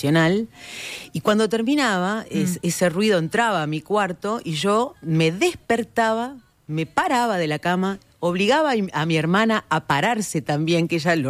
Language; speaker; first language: Spanish; native; Spanish